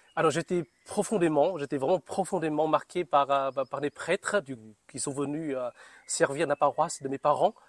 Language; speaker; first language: French; non-native, fluent; Vietnamese